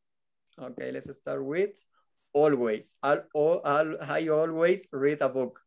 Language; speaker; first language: English; non-native, learner; Spanish